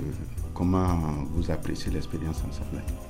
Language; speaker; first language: French; non-native, local second language; Fon